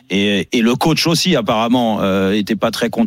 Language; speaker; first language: French; native; French